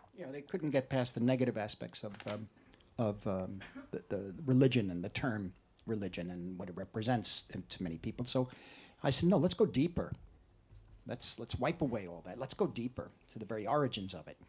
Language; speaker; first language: English; native; English